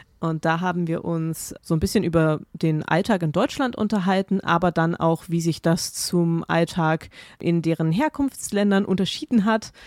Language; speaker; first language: German; native; German